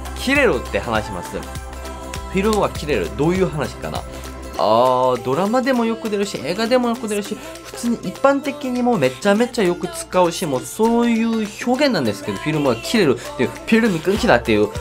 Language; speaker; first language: Japanese; non-native, learner; Korean